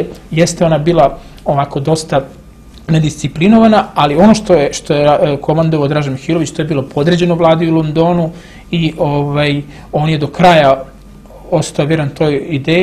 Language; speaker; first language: Serbian; native; Serbian